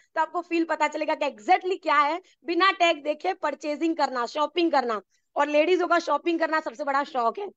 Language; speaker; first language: Hindi; non-native, local second language; Gujarati